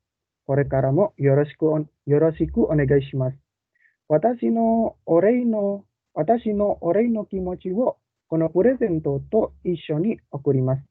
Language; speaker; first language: Japanese; non-native, learner; Indonesian